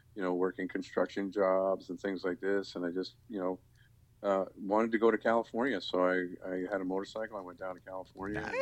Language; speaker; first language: English; native; English